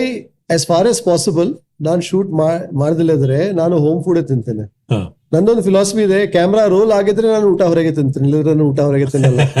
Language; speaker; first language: Kannada; non-native, local second language; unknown